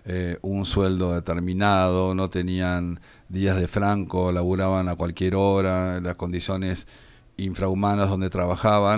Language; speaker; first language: Spanish; native; Spanish